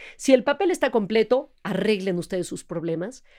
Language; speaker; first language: Spanish; native; Spanish